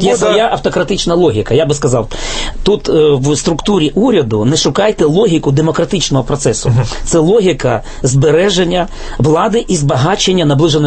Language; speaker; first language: Ukrainian; native; Ukrainian